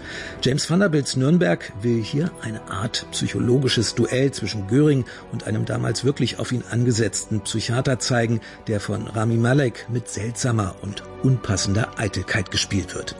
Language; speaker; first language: German; native; German